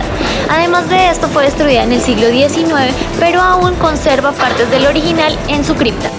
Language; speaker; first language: Spanish; native; Spanish